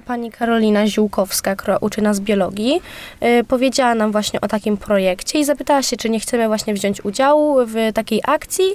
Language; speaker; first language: Polish; native; Polish